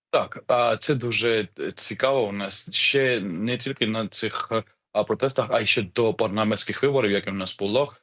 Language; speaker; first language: Ukrainian; non-native, fluent; Georgian